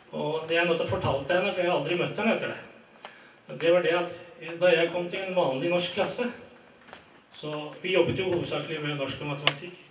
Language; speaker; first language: Norwegian; early bilingual, other home language; Urdu